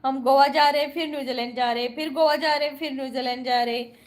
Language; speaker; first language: Hindi; non-native, local second language; Marathi